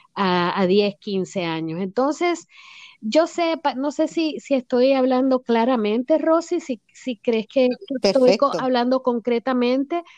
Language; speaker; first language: Spanish; native; Spanish